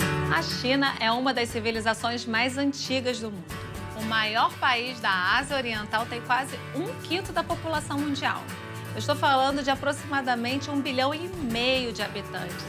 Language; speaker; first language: Portuguese; native; Portuguese